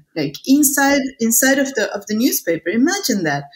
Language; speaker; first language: English; non-native, fluent; Spanish